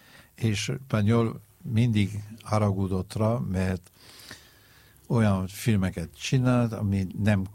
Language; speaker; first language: Hungarian; non-native, learner; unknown